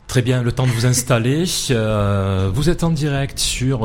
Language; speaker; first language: French; native; French